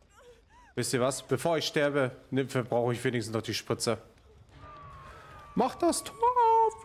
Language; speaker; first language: German; native; German